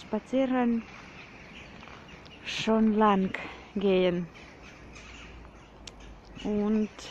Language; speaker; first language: German; non-native, learner; Russian